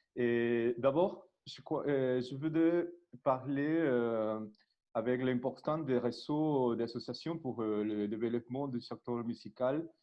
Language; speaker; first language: French; non-native, learner; Spanish